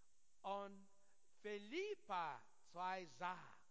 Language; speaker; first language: German; non-native, learner; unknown